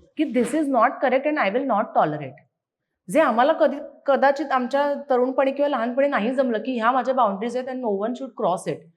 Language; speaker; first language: Marathi; native; Marathi